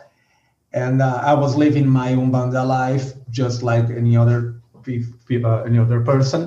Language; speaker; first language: English; non-native, fluent; Portuguese